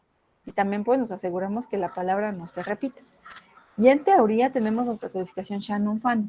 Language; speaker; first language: Spanish; native; Spanish